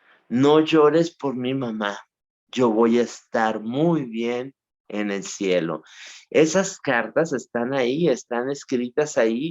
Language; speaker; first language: Spanish; native; Spanish